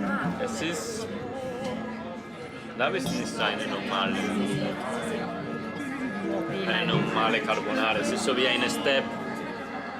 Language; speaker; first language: German; non-native, learner; Spanish